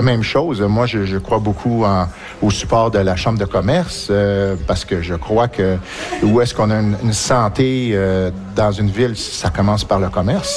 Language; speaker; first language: French; native; French